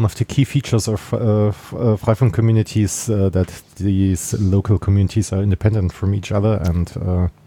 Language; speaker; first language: English; non-native, fluent; German